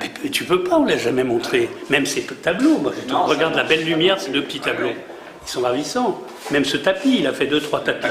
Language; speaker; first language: French; native; French